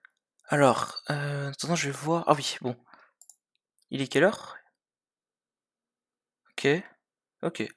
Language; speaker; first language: French; native; French